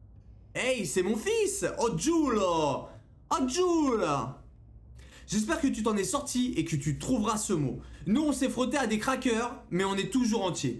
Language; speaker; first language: French; native; French